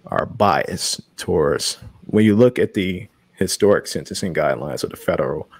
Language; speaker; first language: English; native; English